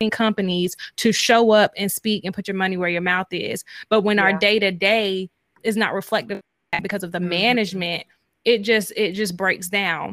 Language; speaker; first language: English; native; English